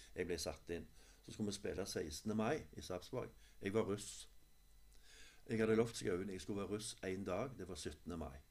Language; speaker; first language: Norwegian; native; Norwegian